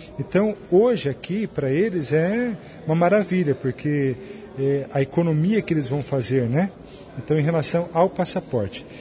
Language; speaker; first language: Portuguese; native; Portuguese